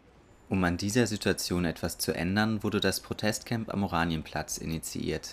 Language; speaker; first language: German; native; German